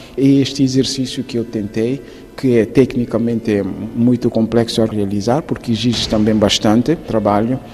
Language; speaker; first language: Portuguese; non-native, local second language; Upper Guinea Crioulo